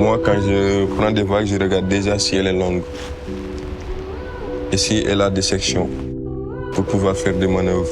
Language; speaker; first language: French; non-native, local second language; Wolof